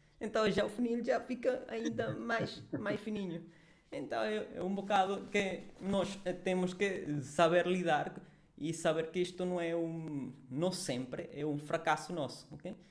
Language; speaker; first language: Portuguese; non-native, fluent; Spanish